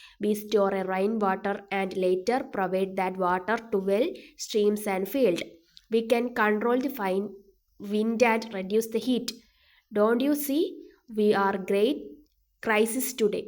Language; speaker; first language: English; non-native, local second language; Malayalam